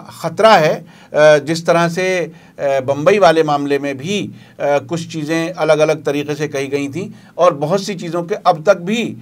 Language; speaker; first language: Urdu; native; Urdu